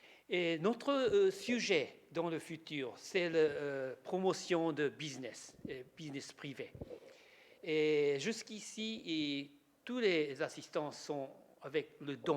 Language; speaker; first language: French; non-native, learner; Japanese